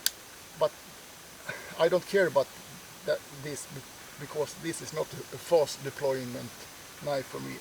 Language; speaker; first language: English; non-native, fluent; Swedish